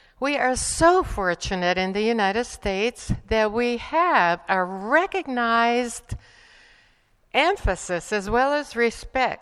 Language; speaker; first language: English; non-native, fluent; Spanish